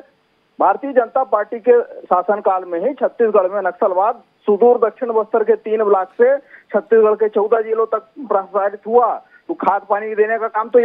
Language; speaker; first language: Hindi; native; Hindi